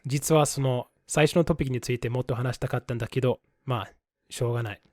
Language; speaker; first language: Japanese; non-native, fluent; English